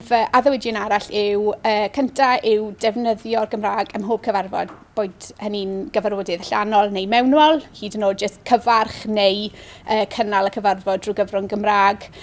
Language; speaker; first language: Welsh; native; Welsh